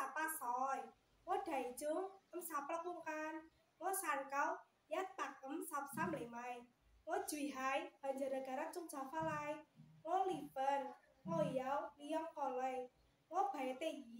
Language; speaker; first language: Cantonese; non-native, learner; Indonesian